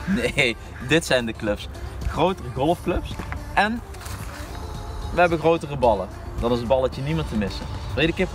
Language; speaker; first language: Dutch; native; Dutch